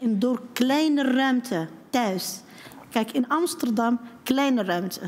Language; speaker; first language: Dutch; non-native, learner; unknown